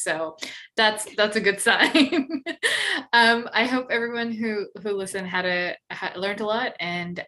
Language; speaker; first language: English; native; English